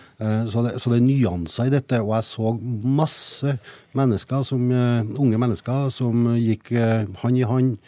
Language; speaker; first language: Norwegian; native; Norwegian